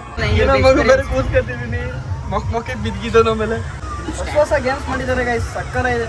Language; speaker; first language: Kannada; native; Kannada